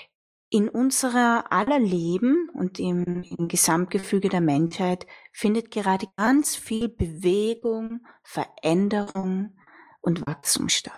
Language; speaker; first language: German; native; German